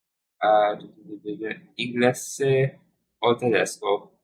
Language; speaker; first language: Italian; non-native, learner; English